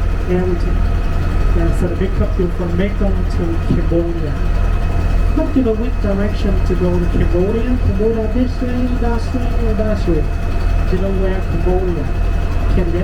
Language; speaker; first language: English; non-native, learner; Vietnamese